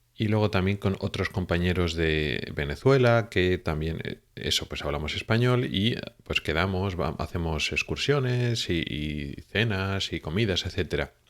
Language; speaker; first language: Spanish; native; Spanish